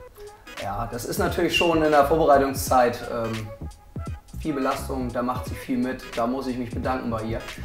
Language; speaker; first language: German; native; German